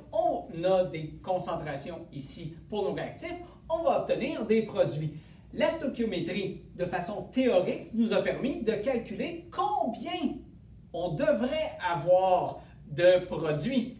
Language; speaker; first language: French; native; French